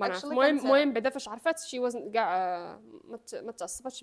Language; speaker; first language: Arabic; native; Arabic